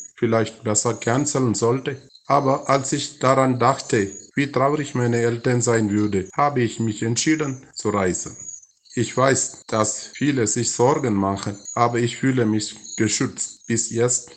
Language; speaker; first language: German; non-native, fluent; Malayalam